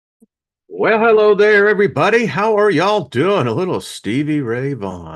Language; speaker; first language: English; native; English